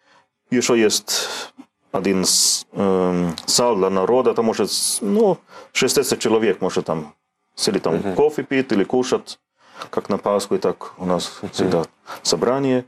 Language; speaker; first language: Russian; non-native, learner; Swedish